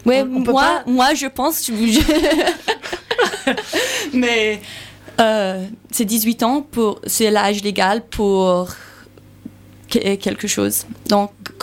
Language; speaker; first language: French; non-native, learner; English